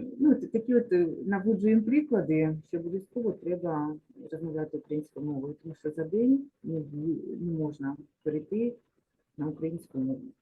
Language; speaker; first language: Ukrainian; non-native, local second language; Russian